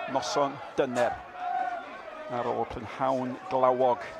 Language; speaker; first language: Welsh; native; Welsh